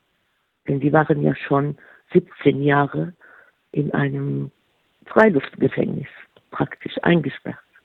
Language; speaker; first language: German; non-native, fluent; Arabic